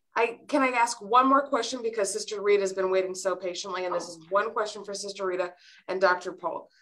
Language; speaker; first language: English; native; English